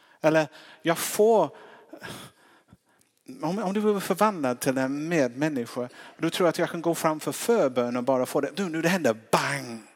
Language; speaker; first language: Swedish; non-native, fluent; English